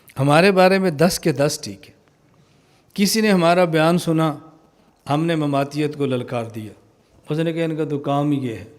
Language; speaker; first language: Urdu; non-native, local second language; Punjabi